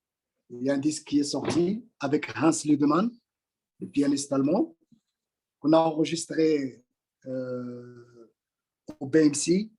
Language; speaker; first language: French; non-native, local second language; Arabic